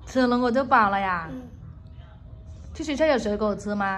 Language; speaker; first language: Chinese; native; Chinese